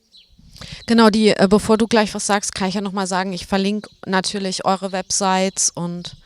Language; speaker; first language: German; native; German